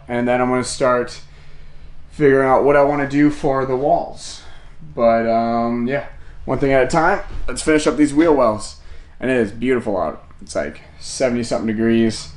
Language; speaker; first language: English; native; English